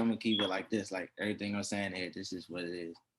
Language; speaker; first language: English; native; English